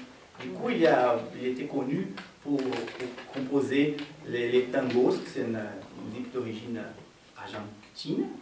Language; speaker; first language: French; non-native, fluent; Portuguese